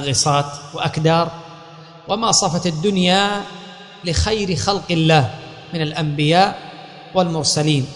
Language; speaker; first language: Arabic; native; Arabic